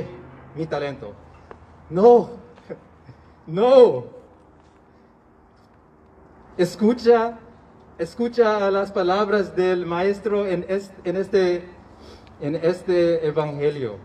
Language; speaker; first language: Spanish; non-native, learner; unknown